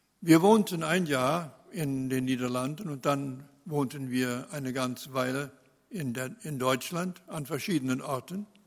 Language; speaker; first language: German; early bilingual, heritage; German